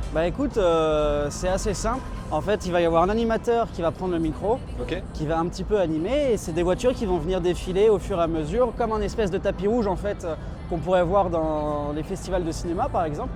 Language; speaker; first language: French; native; French